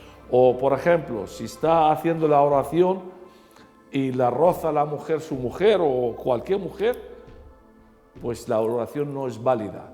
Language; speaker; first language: Spanish; non-native, fluent; Arabic